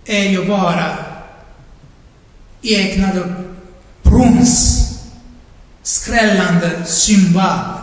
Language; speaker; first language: Swedish; non-native, fluent; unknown